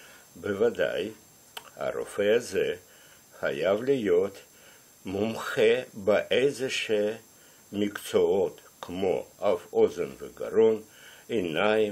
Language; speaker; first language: Hebrew; non-native, fluent; Russian